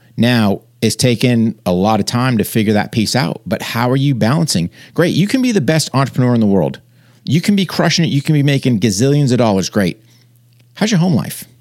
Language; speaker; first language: English; native; English